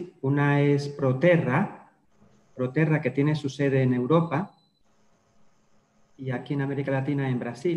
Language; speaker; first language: Spanish; native; Spanish